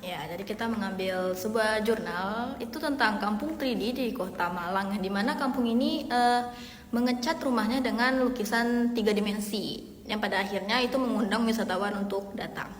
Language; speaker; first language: Indonesian; native; Indonesian